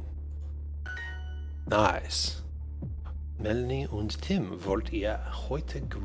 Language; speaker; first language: German; non-native, learner; English